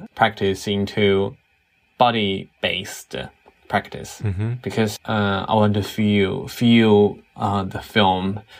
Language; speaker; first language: English; non-native, fluent; Chinese